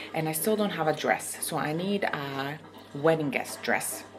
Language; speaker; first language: English; non-native, fluent; Italian